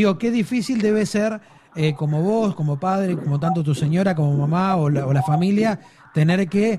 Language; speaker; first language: Spanish; native; Spanish